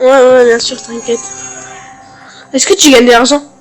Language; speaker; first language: French; early bilingual, other home language; Romanian